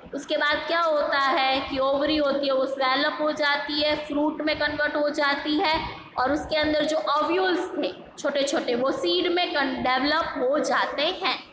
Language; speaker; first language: Hindi; non-native, local second language; Gujarati